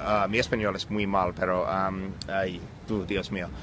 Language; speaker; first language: Spanish; non-native, learner; English